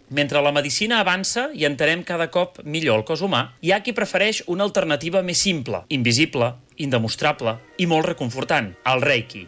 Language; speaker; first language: Catalan; native; Catalan